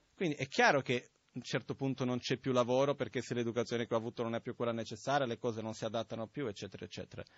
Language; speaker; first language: Italian; non-native, fluent; Portuguese